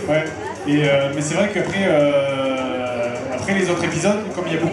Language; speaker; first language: French; native; French